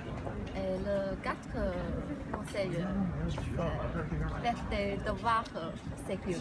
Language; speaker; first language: French; non-native, learner; Chinese